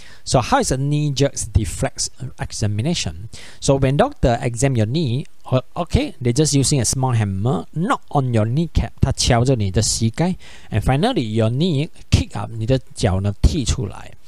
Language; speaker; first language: English; non-native, local second language; Chinese